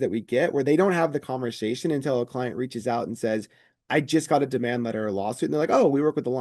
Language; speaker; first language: English; native; English